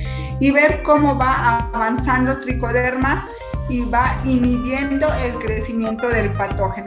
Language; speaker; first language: Spanish; native; Spanish